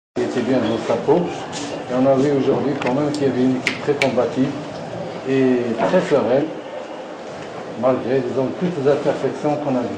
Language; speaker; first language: French; non-native, local second language; Arabic